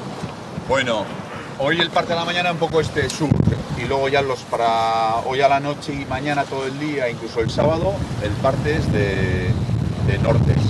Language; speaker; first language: Spanish; native; Spanish